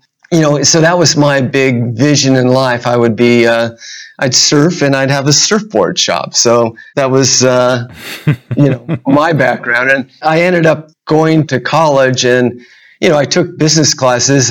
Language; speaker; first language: English; native; English